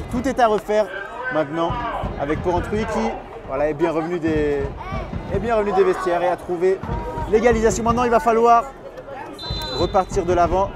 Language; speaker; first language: French; native; French